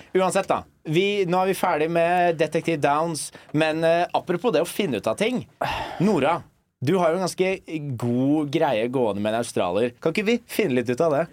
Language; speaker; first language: Norwegian; early bilingual, other home language; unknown